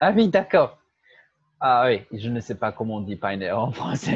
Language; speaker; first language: French; non-native, fluent; Portuguese